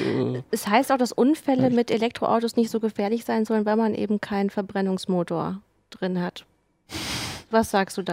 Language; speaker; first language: German; native; German